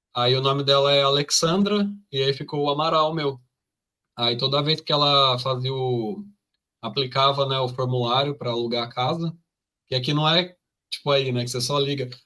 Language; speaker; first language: Portuguese; native; Portuguese